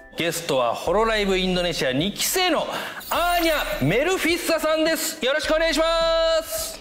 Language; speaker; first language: Japanese; native; Japanese